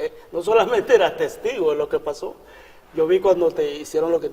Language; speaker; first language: Spanish; native; Spanish